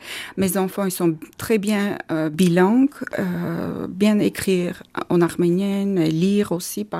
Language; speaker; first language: French; non-native, learner; Armenian